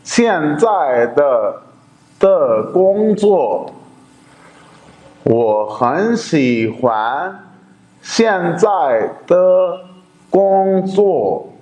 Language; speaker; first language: Chinese; non-native, fluent; Urdu